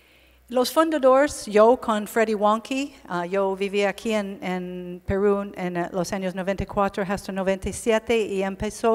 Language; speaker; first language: Spanish; non-native, learner; English